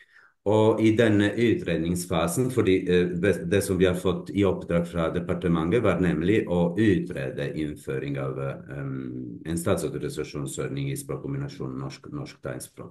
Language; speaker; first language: Norwegian; non-native, fluent; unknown